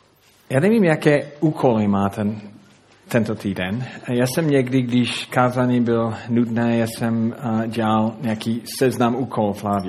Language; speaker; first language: Czech; non-native, fluent; English